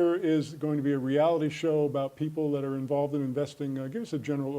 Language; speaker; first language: English; native; English